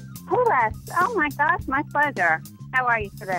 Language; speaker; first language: English; native; English